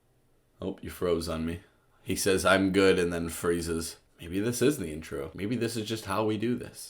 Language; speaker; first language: English; native; English